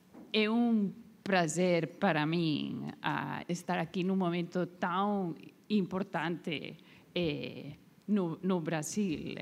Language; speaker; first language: Portuguese; non-native, learner; Spanish